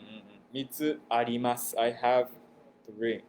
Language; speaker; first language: Japanese; non-native, fluent; English